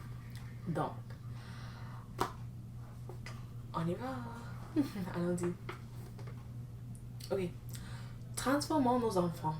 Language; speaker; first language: French; non-native, learner; English